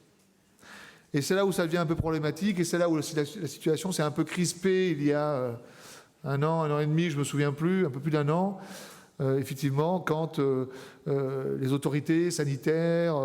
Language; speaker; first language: French; native; French